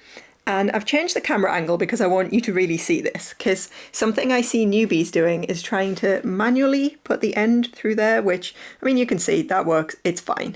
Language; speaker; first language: English; native; English